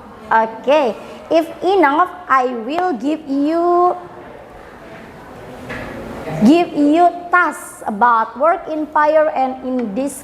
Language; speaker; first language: English; non-native, learner; Indonesian